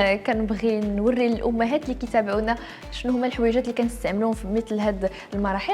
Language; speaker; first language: Arabic; native; Arabic